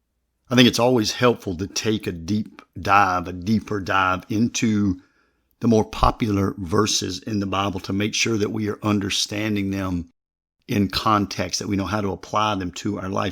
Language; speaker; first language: English; native; English